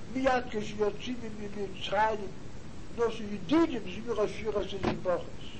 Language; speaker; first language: Hebrew; non-native, fluent; Yiddish